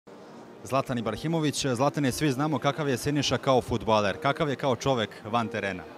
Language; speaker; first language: Serbian; native; Serbian